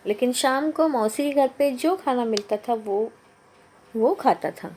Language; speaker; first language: Hindi; non-native, local second language; Marathi